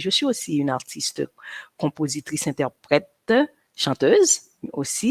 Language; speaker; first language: French; non-native, local second language; Haitian Creole